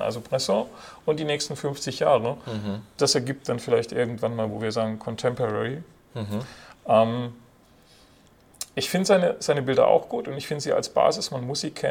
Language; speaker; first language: German; native; German